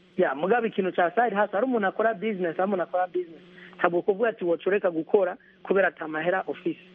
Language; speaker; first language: Rundi; early bilingual, heritage; Rundi